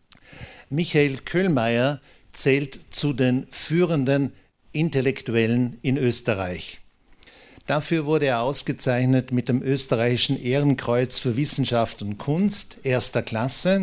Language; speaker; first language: German; native; German